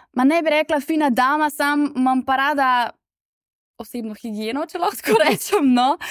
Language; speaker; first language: Slovenian; native; Slovenian